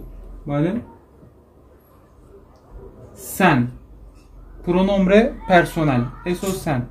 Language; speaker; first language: Spanish; non-native, learner; Turkish